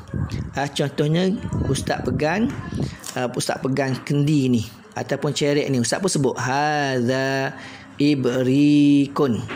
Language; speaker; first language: Malay; native; Malay